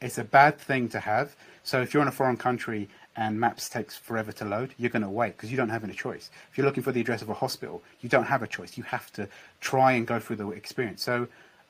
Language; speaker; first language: English; native; English